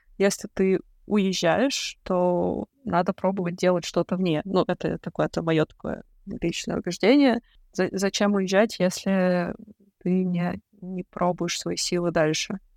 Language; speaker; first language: Russian; native; Russian